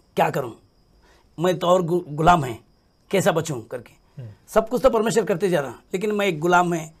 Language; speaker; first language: Hindi; native; Hindi